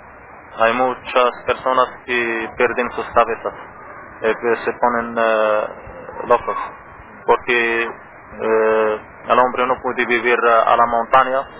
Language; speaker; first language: Spanish; non-native, learner; Arabic